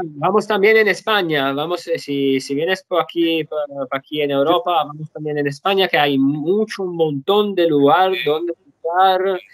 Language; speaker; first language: Spanish; non-native, learner; Italian